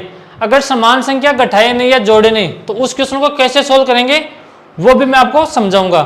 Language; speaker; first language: Hindi; native; Hindi